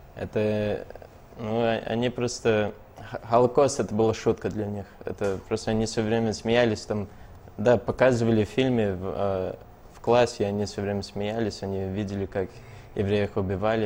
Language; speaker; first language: Russian; early bilingual, heritage; Russian